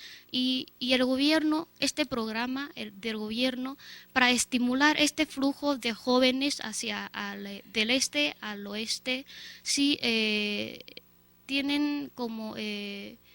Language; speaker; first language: Spanish; non-native, fluent; Chinese